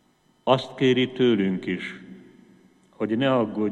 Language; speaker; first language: Hungarian; native; Hungarian